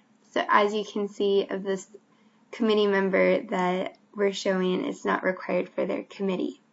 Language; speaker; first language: English; native; English